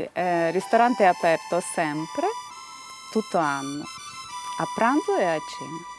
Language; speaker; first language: Italian; non-native, fluent; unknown